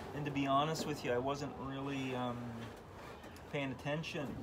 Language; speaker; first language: English; native; English